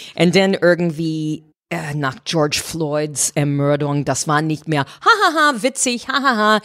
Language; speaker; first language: German; non-native, fluent; English